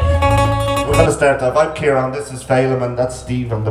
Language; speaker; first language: English; native; English